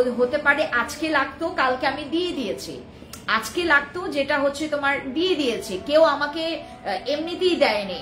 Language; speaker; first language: Bangla; non-native, local second language; Khasi